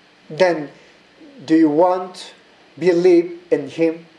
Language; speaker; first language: English; non-native, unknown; Korean